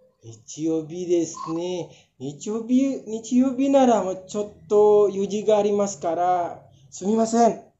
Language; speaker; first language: Japanese; non-native, learner; Indonesian